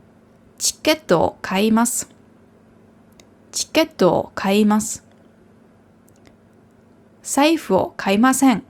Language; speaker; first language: Japanese; non-native, fluent; German